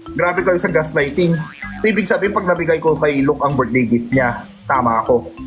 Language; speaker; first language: Filipino; non-native, fluent; Korean